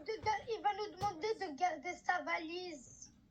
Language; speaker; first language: French; native; French